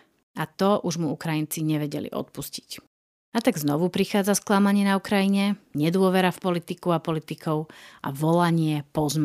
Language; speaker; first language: Slovak; native; Slovak